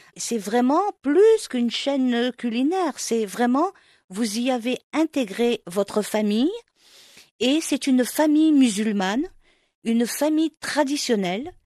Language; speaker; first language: French; non-native, local second language; Arabic